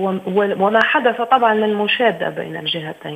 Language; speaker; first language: Arabic; native; Arabic